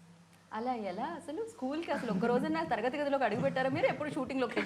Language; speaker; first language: Telugu; native; Telugu